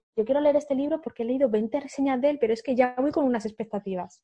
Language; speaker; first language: Spanish; native; Spanish